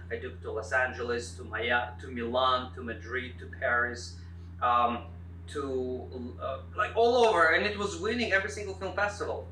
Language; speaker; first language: English; non-native, fluent; Russian